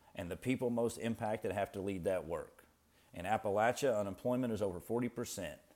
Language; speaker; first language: English; native; English